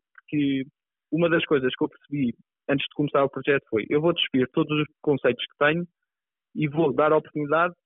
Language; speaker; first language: Portuguese; native; Portuguese